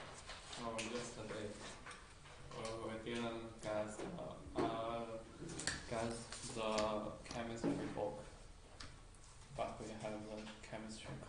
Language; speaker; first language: English; non-native, learner; Chinese